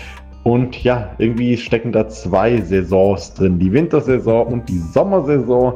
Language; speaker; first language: German; native; German